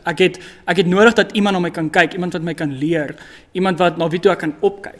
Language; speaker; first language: Afrikaans; native; Afrikaans